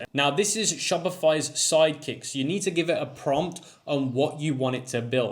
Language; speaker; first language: English; native; English